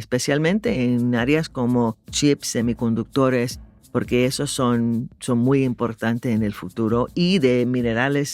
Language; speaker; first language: Spanish; non-native, fluent; English